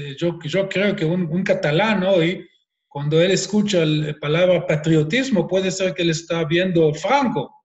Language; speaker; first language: Spanish; non-native, fluent; Hebrew